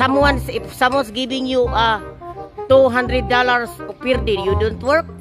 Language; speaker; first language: English; non-native, local second language; Filipino